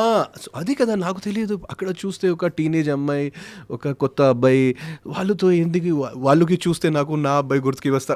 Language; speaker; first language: Telugu; non-native, fluent; Hindi